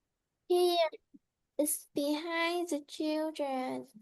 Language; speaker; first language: English; non-native, learner; Vietnamese